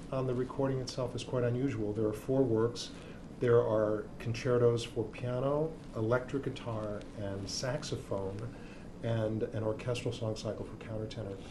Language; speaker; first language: English; native; English